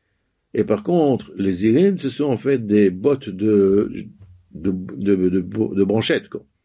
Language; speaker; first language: French; native; French